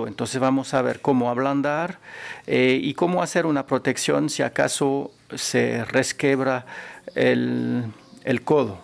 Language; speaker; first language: Spanish; non-native, fluent; French